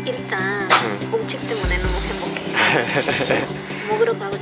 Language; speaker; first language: Korean; non-native, learner; Spanish